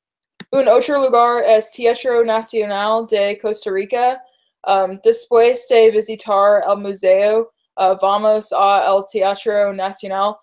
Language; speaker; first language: Spanish; non-native, learner; English